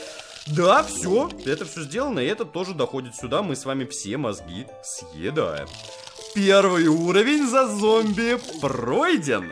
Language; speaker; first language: Russian; native; Russian